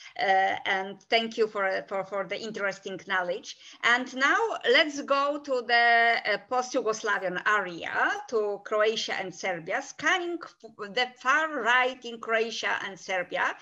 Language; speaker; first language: English; non-native, fluent; Polish